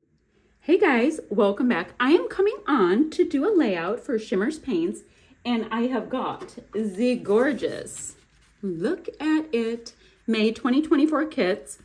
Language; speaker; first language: English; native; English